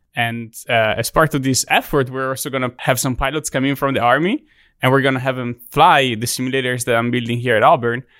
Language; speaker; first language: English; non-native, fluent; Italian